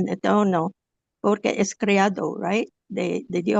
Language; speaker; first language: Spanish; non-native, learner; English